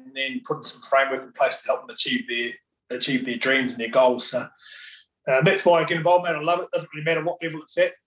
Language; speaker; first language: English; native; English